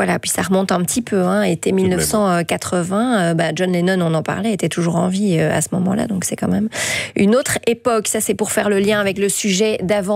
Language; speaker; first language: French; native; French